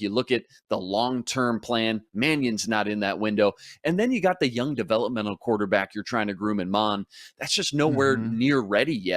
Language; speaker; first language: English; native; English